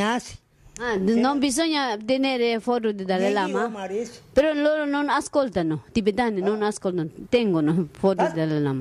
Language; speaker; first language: Italian; non-native, learner; Tibetan